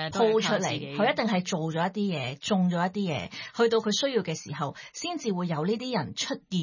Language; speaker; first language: Cantonese; native; Cantonese